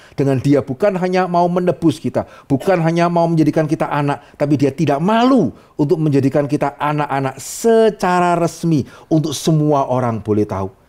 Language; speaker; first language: Indonesian; native; Indonesian